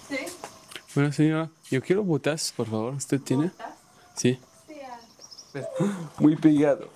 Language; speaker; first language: Spanish; non-native, learner; French